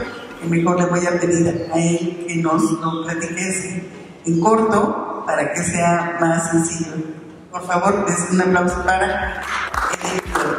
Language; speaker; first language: Spanish; native; Spanish